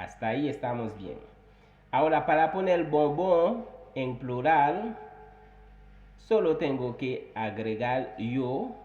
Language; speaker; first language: Spanish; non-native, fluent; Haitian Creole